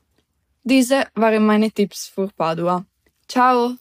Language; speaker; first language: German; early bilingual, heritage; German